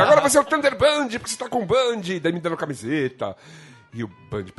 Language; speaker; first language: Portuguese; native; Portuguese